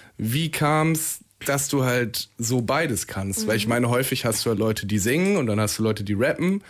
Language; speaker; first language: German; native; German